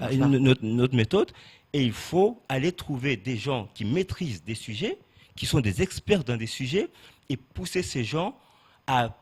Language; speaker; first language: French; native; French